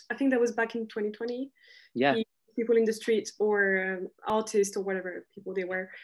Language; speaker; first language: English; non-native, fluent; French